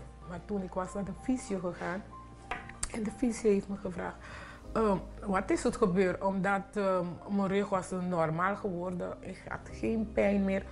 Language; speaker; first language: Dutch; non-native, local second language; Papiamento